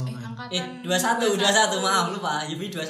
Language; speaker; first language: Indonesian; native; Indonesian